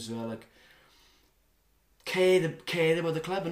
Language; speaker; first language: English; native; English